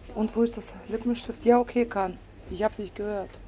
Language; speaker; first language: German; non-native, fluent; Russian